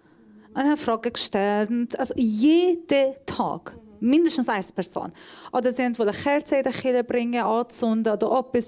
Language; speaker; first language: German; non-native, fluent; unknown